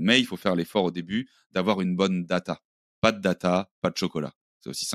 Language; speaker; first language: French; native; French